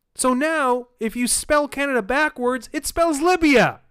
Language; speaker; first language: English; early bilingual, other home language; Arabic